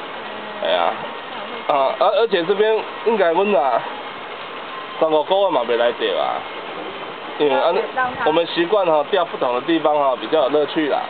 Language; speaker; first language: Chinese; non-native, local second language; Min Nan Chinese